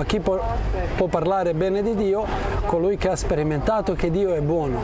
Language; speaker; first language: Italian; non-native, fluent; Croatian